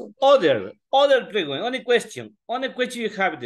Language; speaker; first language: English; non-native, learner; Spanish